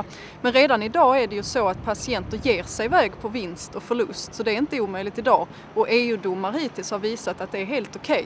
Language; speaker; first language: Swedish; native; Swedish